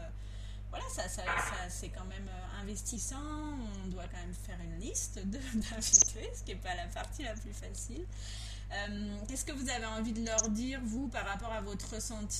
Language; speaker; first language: French; native; French